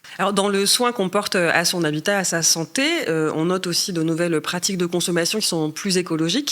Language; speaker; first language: French; native; French